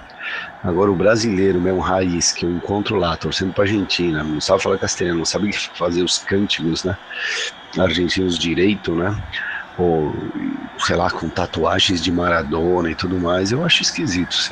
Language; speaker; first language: Portuguese; non-native, fluent; Spanish